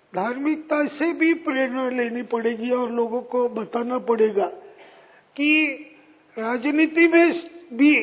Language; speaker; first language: Hindi; non-native, local second language; Marathi